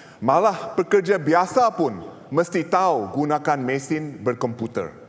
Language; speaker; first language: Malay; non-native, local second language; English